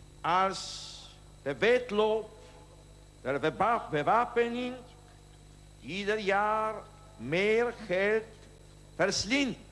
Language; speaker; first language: Dutch; non-native, learner; Polish